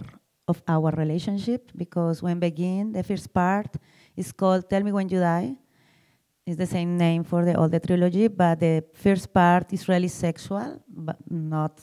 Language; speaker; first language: English; non-native, learner; Spanish